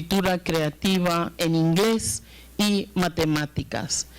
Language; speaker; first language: Spanish; non-native, fluent; English